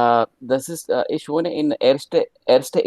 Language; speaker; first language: German; non-native, learner; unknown